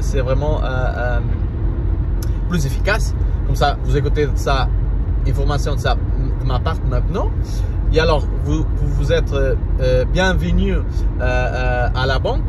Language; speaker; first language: French; non-native, learner; Portuguese